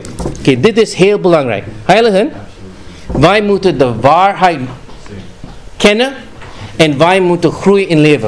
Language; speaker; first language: Dutch; non-native, fluent; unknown